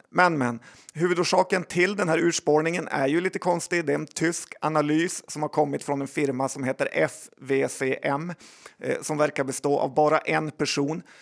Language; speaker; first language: Swedish; native; Swedish